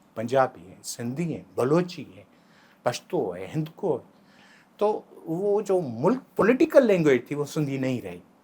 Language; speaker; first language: Urdu; non-native, local second language; Sindhi